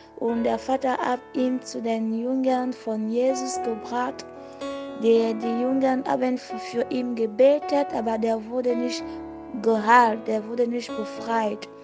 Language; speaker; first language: German; non-native, fluent; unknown